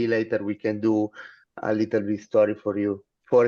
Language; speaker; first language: English; non-native, learner; Italian